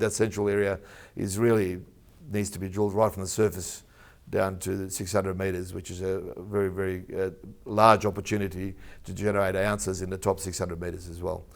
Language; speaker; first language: English; native; English